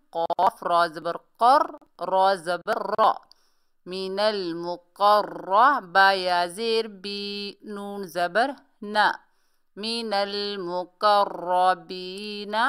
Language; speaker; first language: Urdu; native; Urdu